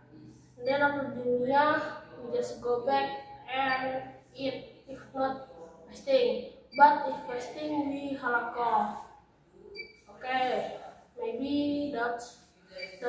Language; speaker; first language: English; non-native, learner; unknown